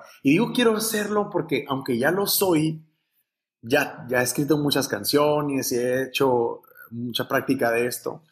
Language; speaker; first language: Spanish; native; Spanish